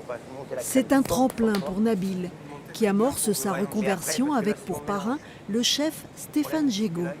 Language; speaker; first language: French; native; French